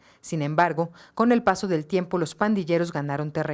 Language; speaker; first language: Spanish; native; Spanish